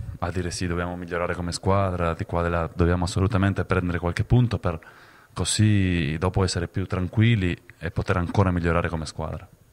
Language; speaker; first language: Italian; non-native, fluent; Spanish